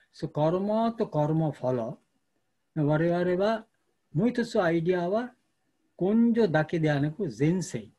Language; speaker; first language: Japanese; non-native, fluent; Bangla